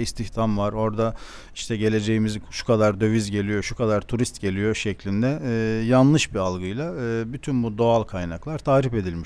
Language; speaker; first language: Turkish; native; Turkish